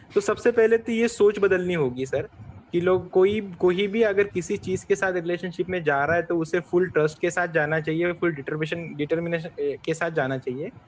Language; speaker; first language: Hindi; non-native, local second language; Marathi